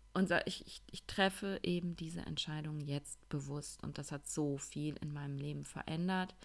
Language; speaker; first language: German; native; German